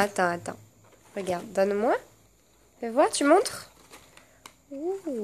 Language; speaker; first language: French; native; French